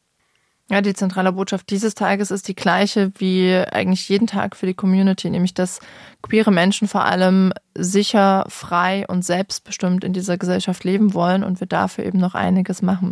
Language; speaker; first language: German; native; German